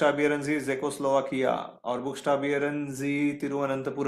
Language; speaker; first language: German; non-native, fluent; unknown